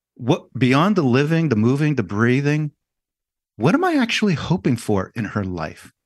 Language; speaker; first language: English; native; English